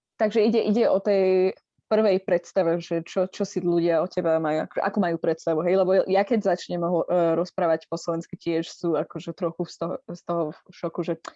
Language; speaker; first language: Slovak; non-native, fluent; Persian